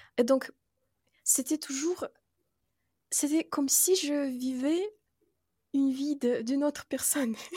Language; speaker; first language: French; non-native, fluent; Russian